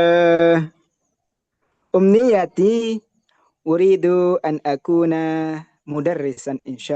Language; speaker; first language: Arabic; non-native, learner; Indonesian